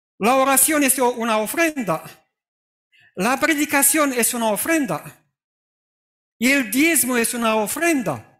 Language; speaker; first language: Spanish; non-native, fluent; Romanian